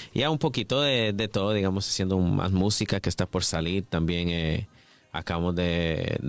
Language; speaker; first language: Spanish; early bilingual, heritage; English